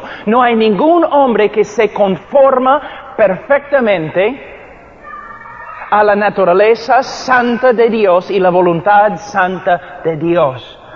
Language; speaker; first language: Spanish; non-native, fluent; English